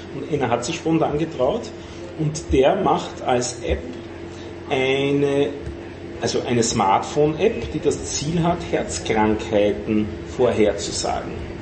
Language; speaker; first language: German; native; German